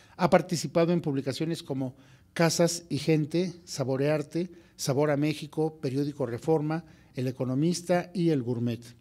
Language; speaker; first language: Spanish; native; Spanish